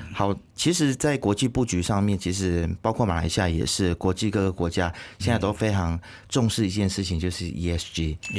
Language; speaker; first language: Chinese; native; Chinese